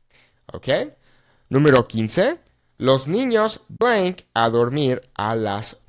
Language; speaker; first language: Spanish; non-native, fluent; English